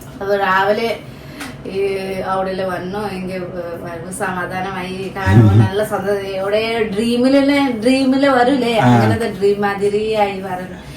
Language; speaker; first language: Malayalam; non-native, fluent; Nepali